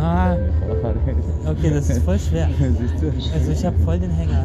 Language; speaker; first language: German; non-native, fluent; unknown